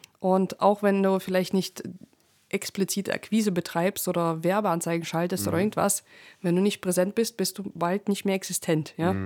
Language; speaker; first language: German; early bilingual, other home language; Russian